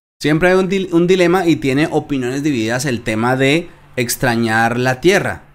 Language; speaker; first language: Spanish; native; Spanish